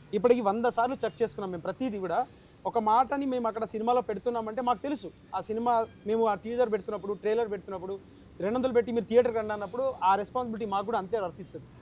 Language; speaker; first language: Telugu; native; Telugu